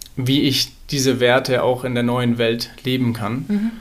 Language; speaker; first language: German; native; German